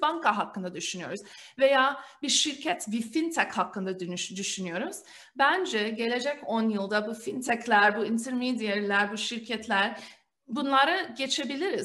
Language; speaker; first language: Turkish; early bilingual, heritage; Turkish